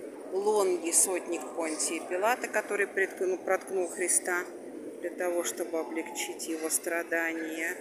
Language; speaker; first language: Russian; native; Russian